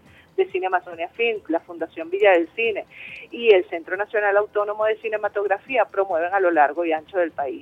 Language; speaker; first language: Spanish; native; Spanish